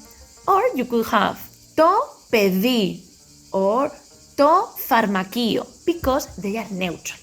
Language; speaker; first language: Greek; non-native, learner; Spanish